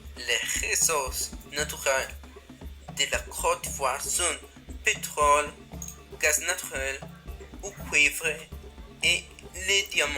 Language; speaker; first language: French; non-native, learner; Spanish